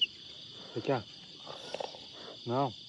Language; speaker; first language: Vietnamese; native; Vietnamese